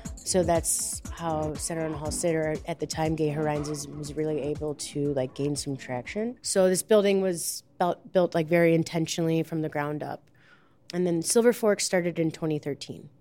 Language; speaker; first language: English; native; English